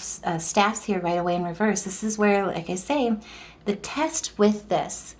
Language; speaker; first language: English; native; English